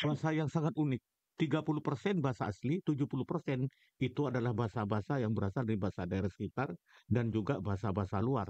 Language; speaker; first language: Indonesian; non-native, local second language; Madurese